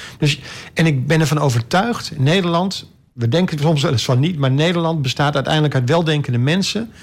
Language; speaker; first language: Dutch; native; Dutch